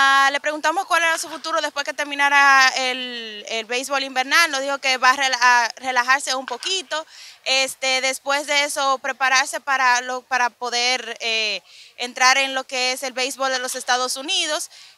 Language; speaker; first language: Spanish; native; Spanish